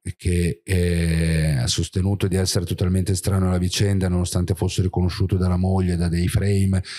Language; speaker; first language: Italian; native; Italian